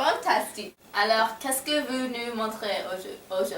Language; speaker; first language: French; non-native, learner; English